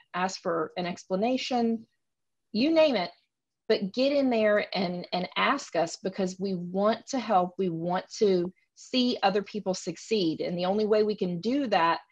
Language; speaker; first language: English; native; English